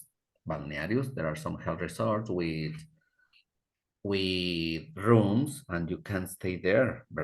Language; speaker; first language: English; non-native, fluent; Spanish